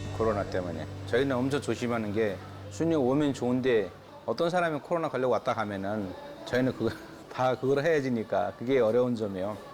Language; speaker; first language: Korean; non-native, fluent; Nepali